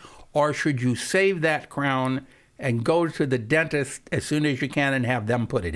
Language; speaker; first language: English; native; English